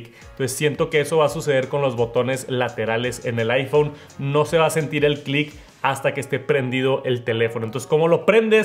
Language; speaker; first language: Spanish; native; Spanish